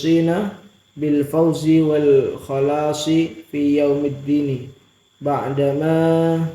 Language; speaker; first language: Arabic; non-native, learner; Indonesian